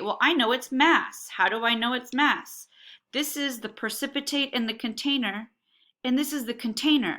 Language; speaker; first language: English; native; English